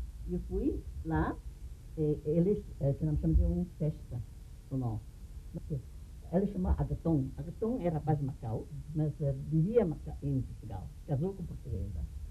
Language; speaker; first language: Portuguese; non-native, fluent; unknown